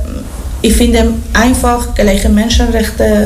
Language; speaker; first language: German; non-native, learner; Persian